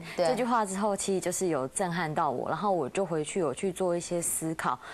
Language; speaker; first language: Chinese; native; Chinese